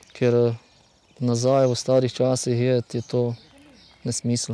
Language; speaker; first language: Slovenian; non-native, local second language; Romany